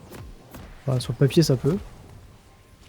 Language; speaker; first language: French; native; French